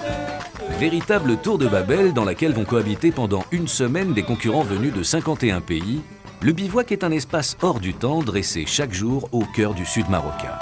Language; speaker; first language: French; native; French